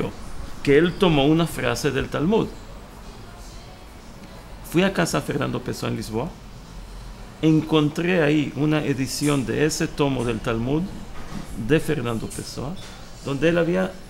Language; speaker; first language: Spanish; early bilingual, heritage; Hebrew